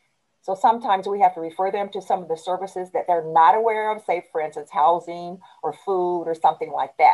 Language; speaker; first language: English; native; English